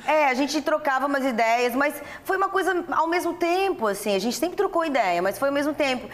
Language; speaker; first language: Portuguese; early bilingual, other home language; Italian